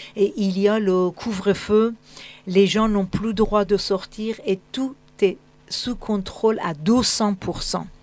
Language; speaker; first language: French; non-native, fluent; Persian